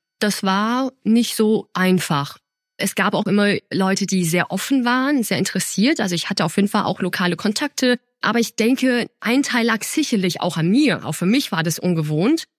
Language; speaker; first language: German; early bilingual, other home language; Chinese